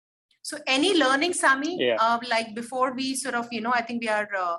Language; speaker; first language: English; non-native, local second language; Hindi